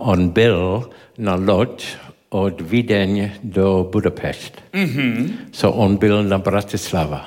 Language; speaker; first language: Czech; non-native, learner; English